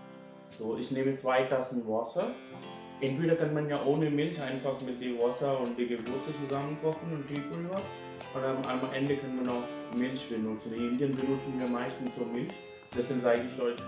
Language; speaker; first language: German; non-native, fluent; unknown